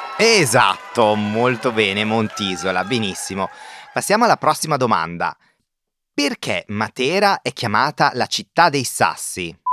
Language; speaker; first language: Italian; native; Italian